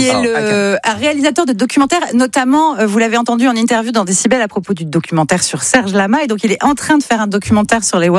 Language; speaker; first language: French; native; French